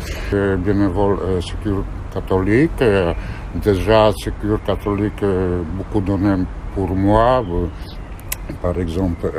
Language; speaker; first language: French; non-native, learner; Polish